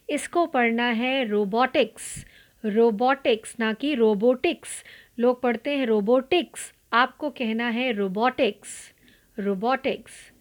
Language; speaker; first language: Hindi; non-native, local second language; Marathi